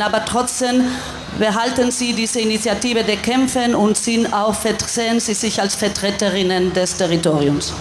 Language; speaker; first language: German; non-native, fluent; Spanish